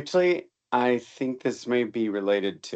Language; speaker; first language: English; native; English